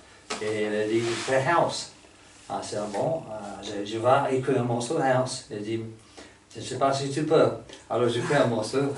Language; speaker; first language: French; non-native, fluent; English